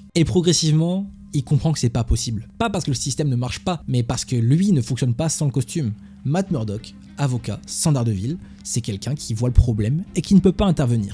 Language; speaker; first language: French; native; French